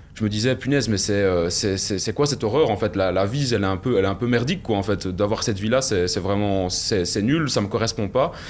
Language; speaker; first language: French; native; French